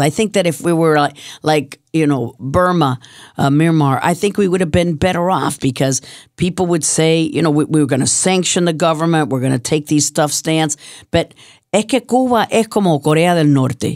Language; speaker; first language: English; early bilingual, other home language; Spanish